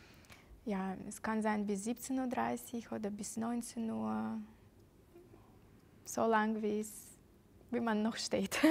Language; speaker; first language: German; non-native, fluent; Russian